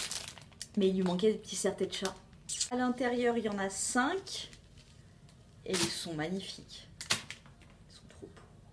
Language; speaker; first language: French; native; French